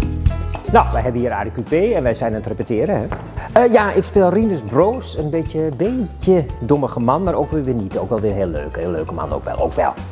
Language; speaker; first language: Dutch; native; Dutch